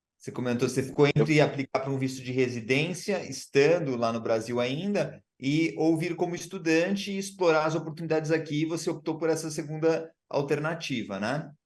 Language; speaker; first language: Portuguese; native; Portuguese